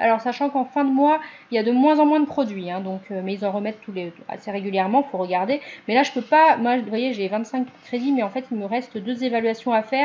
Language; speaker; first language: French; native; French